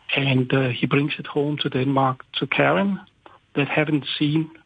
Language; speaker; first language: English; non-native, fluent; Danish